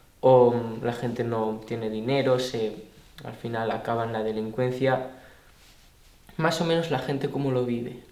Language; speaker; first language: Spanish; non-native, local second language; Catalan